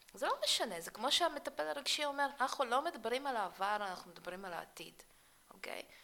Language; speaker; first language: Hebrew; early bilingual, other home language; Russian